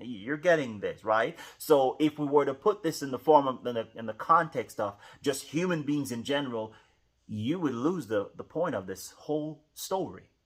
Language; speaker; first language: English; native; English